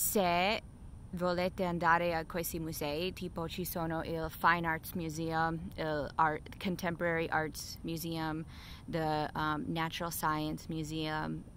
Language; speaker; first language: Italian; non-native, fluent; English